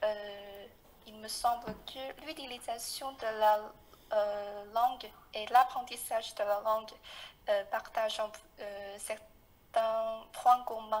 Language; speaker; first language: French; non-native, fluent; Chinese